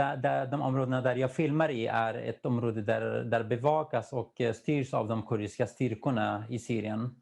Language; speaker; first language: Swedish; non-native, fluent; Kurdish